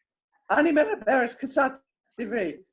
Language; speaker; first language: Hebrew; non-native, learner; English